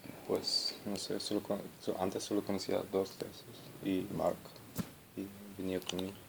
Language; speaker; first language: Spanish; non-native, learner; German